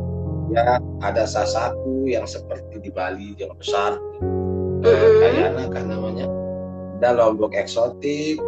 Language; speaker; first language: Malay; non-native, local second language; Sasak